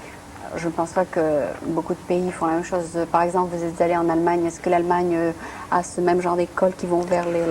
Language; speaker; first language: French; native; French